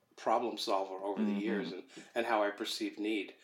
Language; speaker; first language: English; native; English